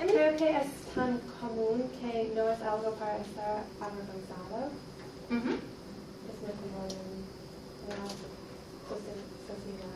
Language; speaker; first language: Spanish; non-native, learner; English